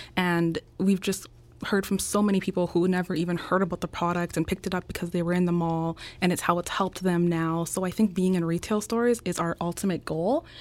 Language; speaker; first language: English; native; English